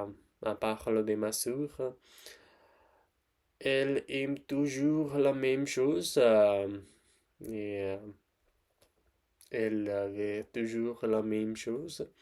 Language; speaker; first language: French; non-native, learner; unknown